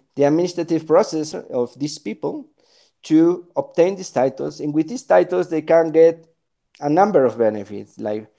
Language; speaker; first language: English; non-native, fluent; Spanish